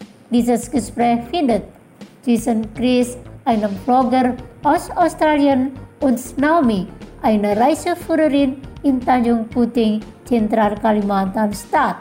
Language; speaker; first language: German; non-native, fluent; Indonesian